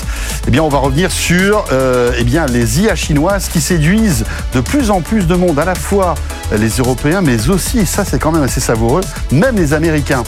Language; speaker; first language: French; native; French